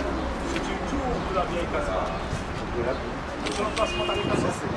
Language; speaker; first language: French; non-native, local second language; Arabic